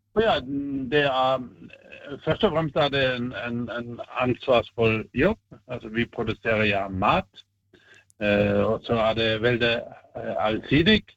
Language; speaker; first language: Norwegian; non-native, fluent; German